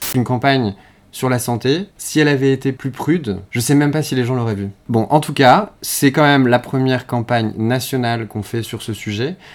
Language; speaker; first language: French; native; French